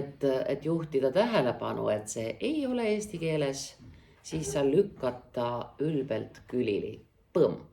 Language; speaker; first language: Estonian; native; Estonian